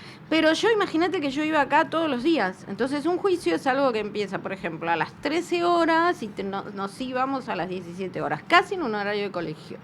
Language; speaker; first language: Spanish; native; Spanish